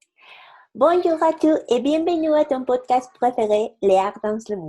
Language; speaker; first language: French; non-native, learner; Spanish